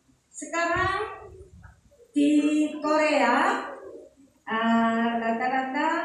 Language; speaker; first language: Indonesian; non-native, learner; Korean